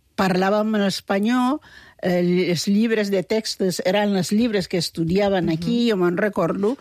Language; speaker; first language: Catalan; non-native, fluent; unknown